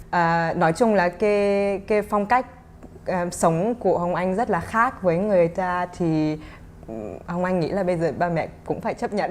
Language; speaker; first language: Vietnamese; early bilingual, heritage; Vietnamese